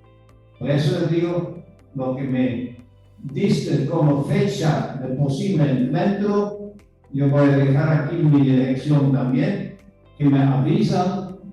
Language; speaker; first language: Spanish; non-native, fluent; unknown